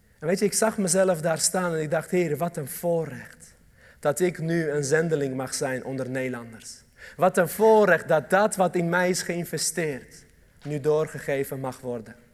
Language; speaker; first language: Dutch; early bilingual, other home language; Armenian